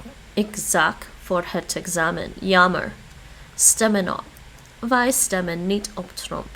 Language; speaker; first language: Dutch; non-native, learner; English